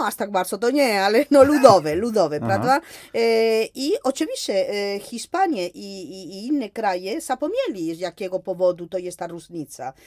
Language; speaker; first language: Polish; non-native, fluent; Spanish